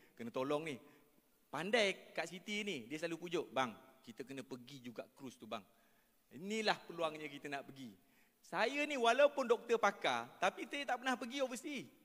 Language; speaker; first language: Malay; native; Malay